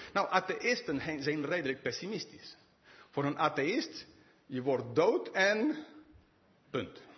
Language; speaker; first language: Dutch; non-native, fluent; English